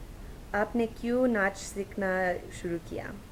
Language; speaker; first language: Hindi; non-native, learner; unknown